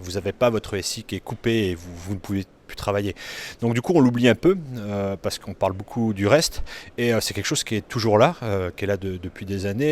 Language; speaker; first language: French; native; French